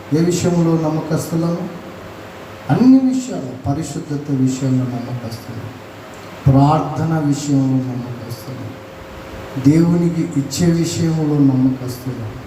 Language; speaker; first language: Telugu; non-native, local second language; Lambadi